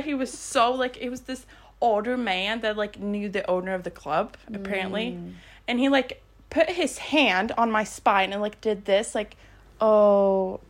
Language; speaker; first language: English; non-native, fluent; Swedish